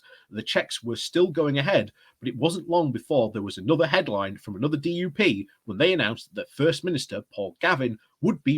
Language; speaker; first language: English; native; English